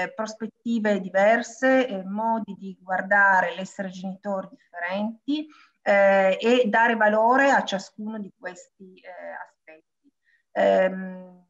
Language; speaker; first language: Italian; non-native, fluent; Arabic